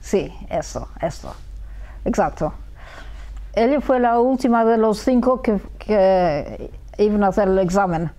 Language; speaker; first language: Spanish; early bilingual, heritage; Spanish